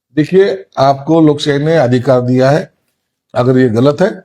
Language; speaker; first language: Hindi; non-native, local second language; Marathi